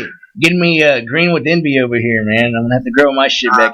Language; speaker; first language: English; native; English